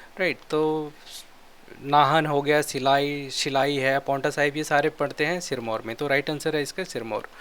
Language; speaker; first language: Hindi; non-native, local second language; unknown